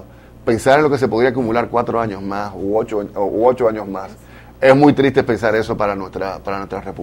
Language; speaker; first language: Spanish; native; Spanish